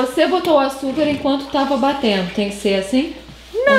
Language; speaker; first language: Portuguese; native; Portuguese